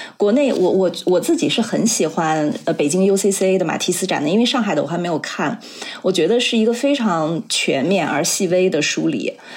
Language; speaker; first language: Chinese; native; Chinese